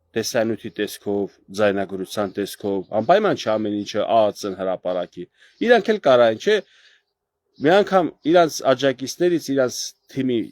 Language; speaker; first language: Armenian; native; Armenian